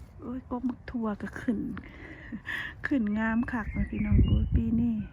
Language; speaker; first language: Thai; non-native, local second language; Lao